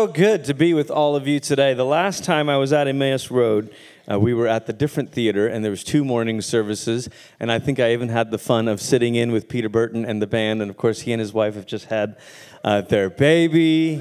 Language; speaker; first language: English; native; English